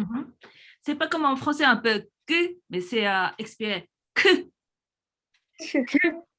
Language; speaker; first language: French; non-native, fluent; Korean